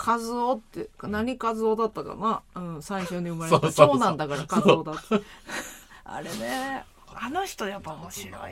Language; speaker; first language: Japanese; native; Japanese